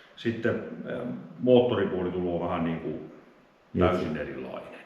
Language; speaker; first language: Finnish; native; Finnish